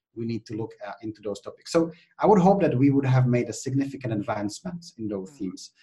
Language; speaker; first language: English; non-native, fluent; Czech